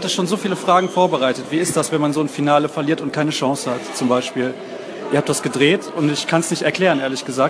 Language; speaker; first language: German; native; German